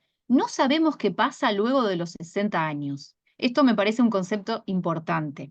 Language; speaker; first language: Spanish; native; Spanish